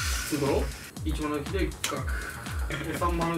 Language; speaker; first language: Japanese; native; Japanese